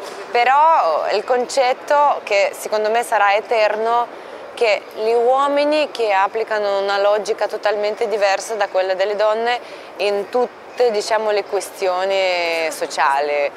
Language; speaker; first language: Italian; non-native, fluent; Russian